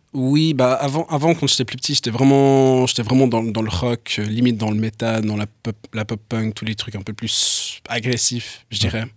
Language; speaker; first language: French; early bilingual, other home language; English